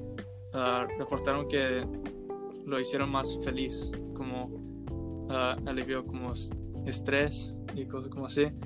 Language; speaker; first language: Spanish; non-native, learner; English